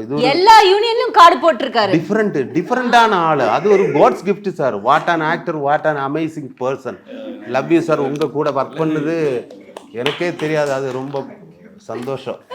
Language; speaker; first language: Tamil; non-native, learner; Malayalam